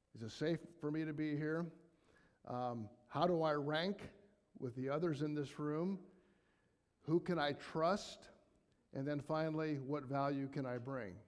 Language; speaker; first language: English; native; English